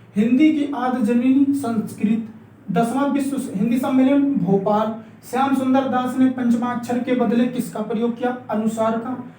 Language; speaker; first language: Hindi; native; Hindi